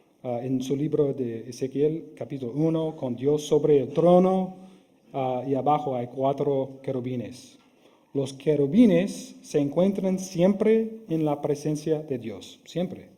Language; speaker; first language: Spanish; non-native, fluent; English